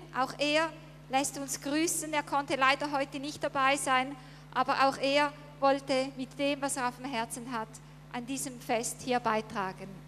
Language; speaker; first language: German; native; German